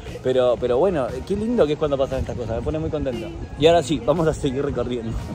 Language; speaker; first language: Spanish; native; Spanish